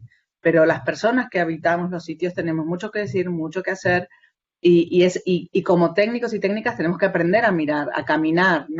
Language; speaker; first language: Spanish; native; Spanish